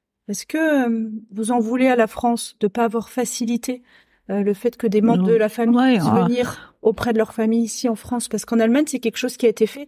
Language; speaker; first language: French; native; French